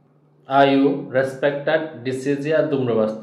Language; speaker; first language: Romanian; non-native, learner; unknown